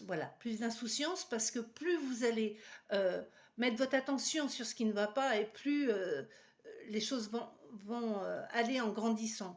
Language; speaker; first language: French; native; French